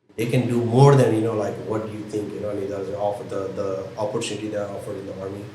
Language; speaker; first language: English; non-native, fluent; Nepali